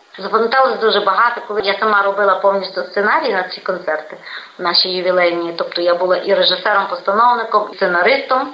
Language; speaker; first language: Ukrainian; native; Ukrainian